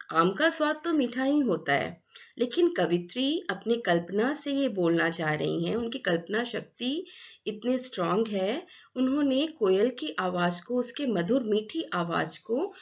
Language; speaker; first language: Hindi; non-native, local second language; Assamese